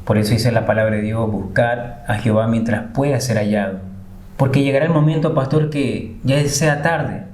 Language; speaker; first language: Spanish; native; Spanish